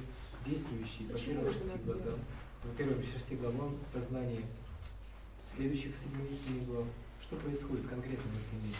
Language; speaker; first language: Russian; native; Russian